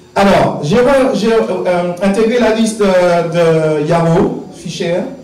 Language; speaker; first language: French; native; French